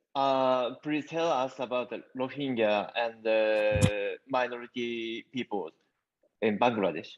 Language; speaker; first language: English; non-native, learner; Japanese